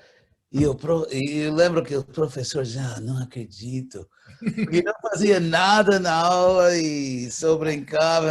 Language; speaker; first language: Portuguese; non-native, fluent; English